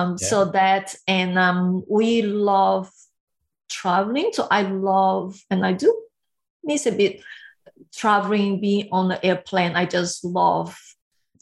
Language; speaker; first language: English; non-native, fluent; Portuguese